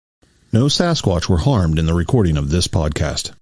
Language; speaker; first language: English; native; English